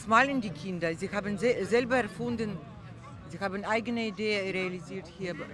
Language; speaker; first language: German; non-native, learner; Russian